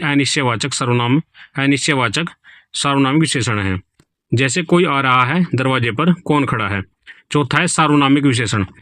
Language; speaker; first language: Hindi; native; Hindi